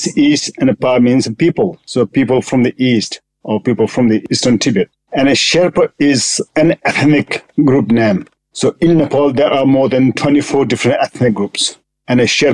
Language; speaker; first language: English; non-native, local second language; Sherpa